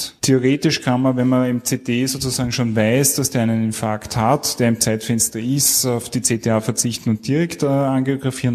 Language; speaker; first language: German; native; German